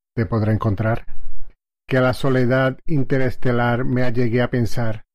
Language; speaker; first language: Spanish; native; Spanish